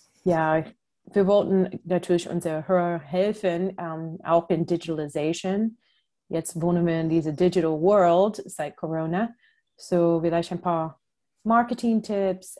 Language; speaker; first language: German; non-native, fluent; English